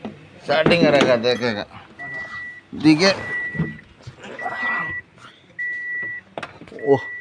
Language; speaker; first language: Hindi; non-native, local second language; Malayalam